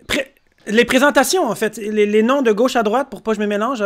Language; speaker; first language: French; native; French